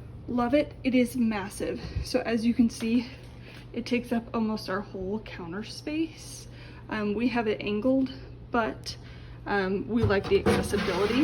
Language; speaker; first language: English; native; English